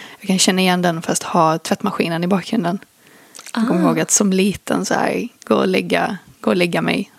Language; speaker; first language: Swedish; early bilingual, other home language; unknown